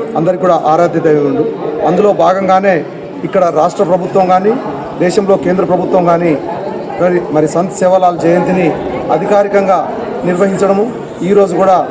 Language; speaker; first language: Telugu; non-native, local second language; Lambadi